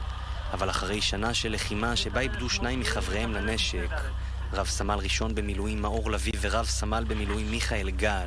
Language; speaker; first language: Hebrew; native; Hebrew